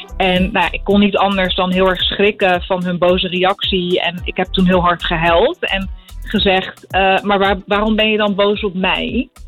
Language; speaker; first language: Dutch; early bilingual, other home language; Arabic